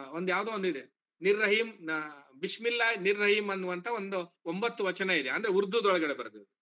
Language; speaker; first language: Kannada; native; Kannada